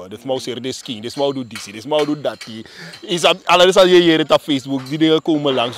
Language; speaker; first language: Dutch; native; Dutch